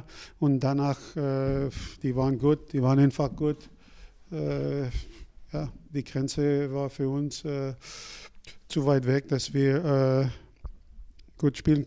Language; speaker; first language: German; non-native, fluent; French